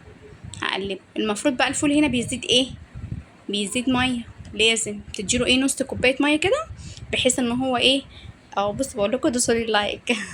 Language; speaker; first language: Arabic; native; Arabic